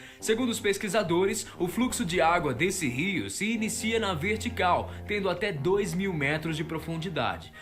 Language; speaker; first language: Portuguese; native; Portuguese